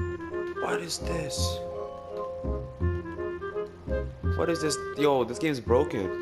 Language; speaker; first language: English; native; English